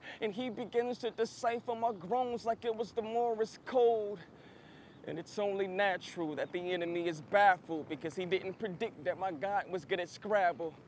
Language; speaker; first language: English; native; English